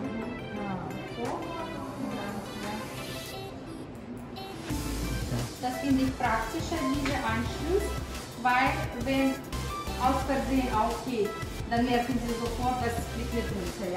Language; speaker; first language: German; non-native, fluent; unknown